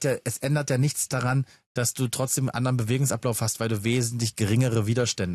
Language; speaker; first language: German; native; German